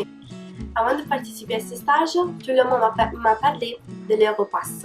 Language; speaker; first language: French; non-native, fluent; Italian